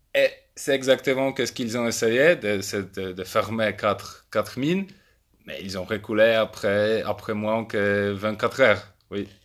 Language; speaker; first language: French; non-native, fluent; Polish